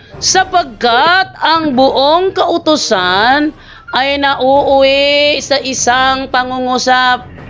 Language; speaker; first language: Filipino; non-native, local second language; Cebuano